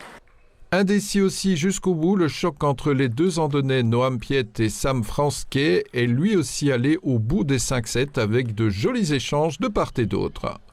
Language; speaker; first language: French; native; French